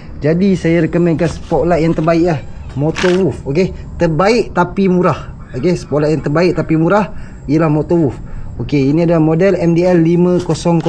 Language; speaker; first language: Malay; native; Malay